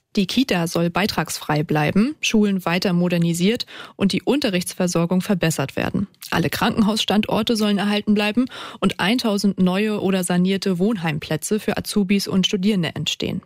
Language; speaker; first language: German; native; German